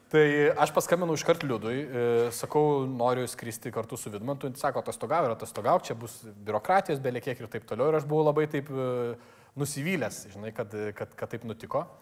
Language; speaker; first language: Lithuanian; native; Lithuanian